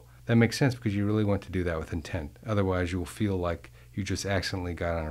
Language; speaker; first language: English; native; English